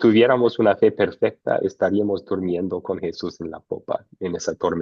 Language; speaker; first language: Spanish; non-native, fluent; English